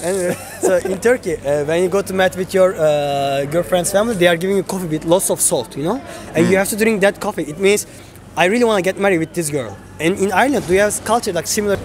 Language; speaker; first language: English; non-native, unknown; Turkish